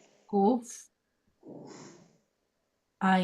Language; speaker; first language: German; non-native, learner; Spanish